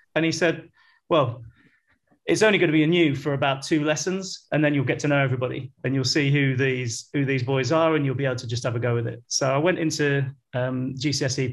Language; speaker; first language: English; native; English